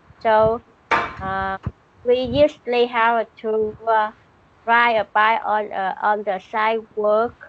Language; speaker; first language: English; non-native, learner; Vietnamese